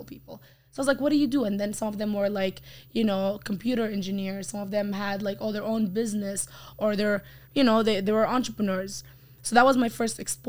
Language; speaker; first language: English; non-native, fluent; Arabic